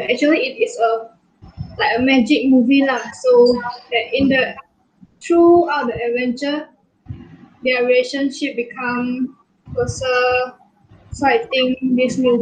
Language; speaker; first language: English; non-native, local second language; Malay